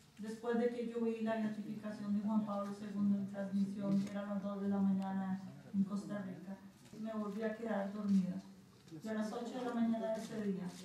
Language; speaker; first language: Spanish; native; Spanish